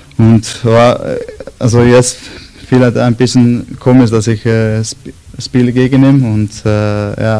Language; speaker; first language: German; non-native, learner; Icelandic